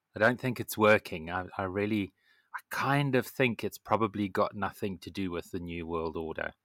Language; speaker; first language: English; native; English